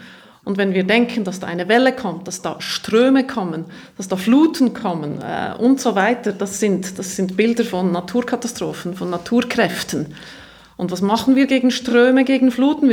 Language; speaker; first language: German; native; German